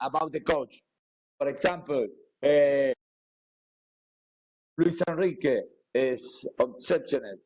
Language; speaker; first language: English; non-native, learner; Spanish